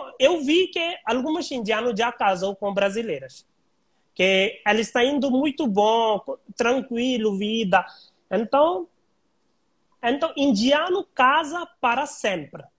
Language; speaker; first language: Portuguese; non-native, learner; Hindi